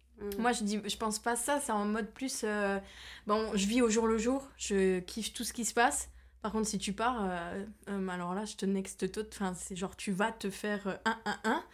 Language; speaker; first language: French; native; French